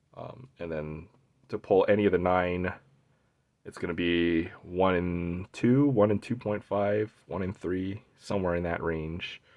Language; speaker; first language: English; native; English